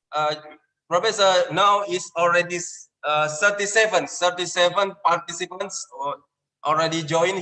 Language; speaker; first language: English; non-native, learner; Indonesian